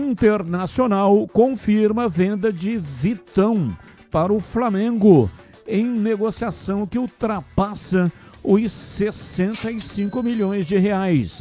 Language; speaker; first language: Portuguese; native; Portuguese